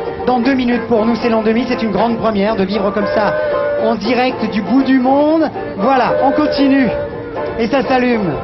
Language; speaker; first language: French; native; French